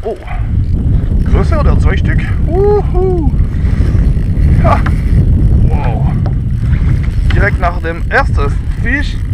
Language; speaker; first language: German; non-native, fluent; French